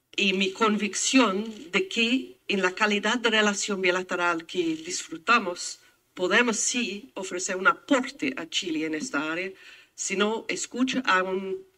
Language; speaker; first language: Spanish; non-native, fluent; English